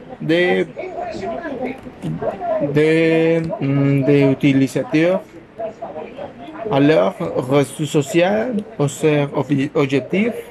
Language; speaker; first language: French; non-native, learner; Spanish